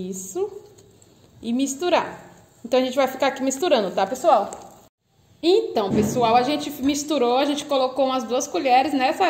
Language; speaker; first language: Portuguese; native; Portuguese